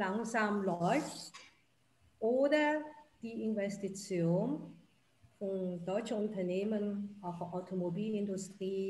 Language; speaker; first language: German; non-native, fluent; Chinese